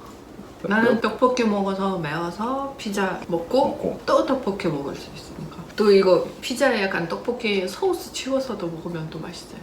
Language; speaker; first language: Korean; non-native, fluent; Russian